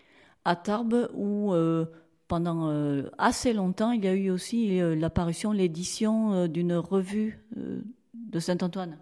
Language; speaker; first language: French; native; French